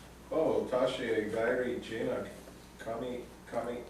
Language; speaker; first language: Irish; non-native, learner; English